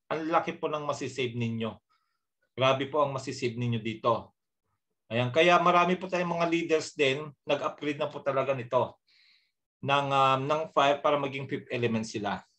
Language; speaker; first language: Filipino; native; Filipino